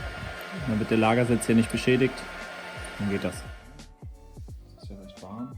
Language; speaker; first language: German; native; German